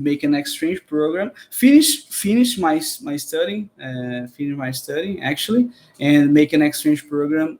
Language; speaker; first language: English; non-native, learner; Portuguese